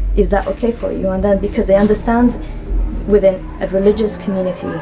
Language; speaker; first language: English; non-native, fluent; Arabic